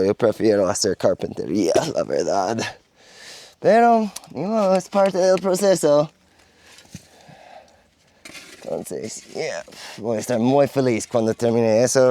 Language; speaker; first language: Spanish; non-native, learner; English